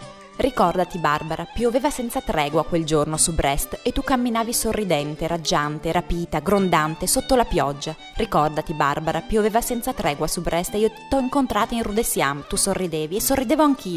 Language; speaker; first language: Italian; native; Italian